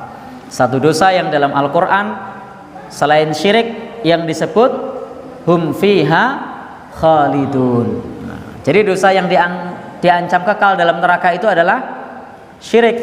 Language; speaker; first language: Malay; non-native, local second language; Javanese